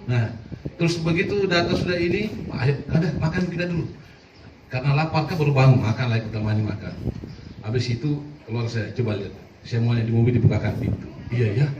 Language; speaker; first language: Indonesian; non-native, local second language; Buginese